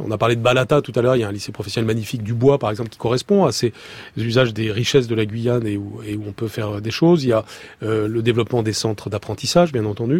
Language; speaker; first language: French; native; French